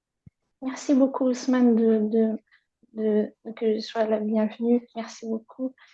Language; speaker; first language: French; non-native, fluent; German